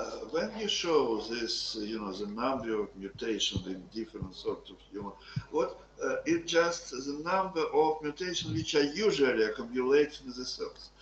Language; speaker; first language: English; non-native, fluent; Russian